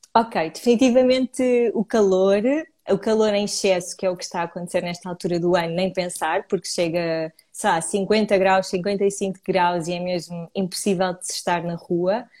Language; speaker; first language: Portuguese; native; Portuguese